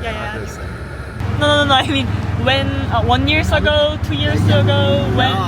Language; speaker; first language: English; non-native, learner; Korean